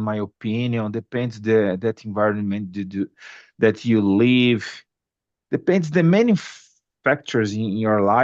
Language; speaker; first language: English; non-native, learner; Portuguese